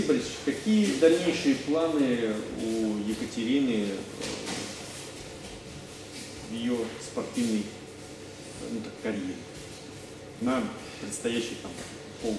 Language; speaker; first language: Russian; native; Russian